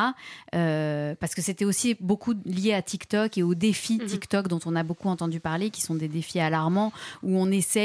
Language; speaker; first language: French; native; French